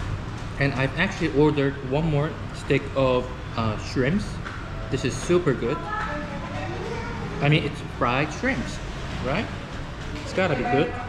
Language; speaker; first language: English; non-native, fluent; Korean